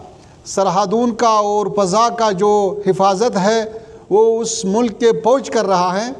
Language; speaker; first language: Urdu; non-native, learner; Pashto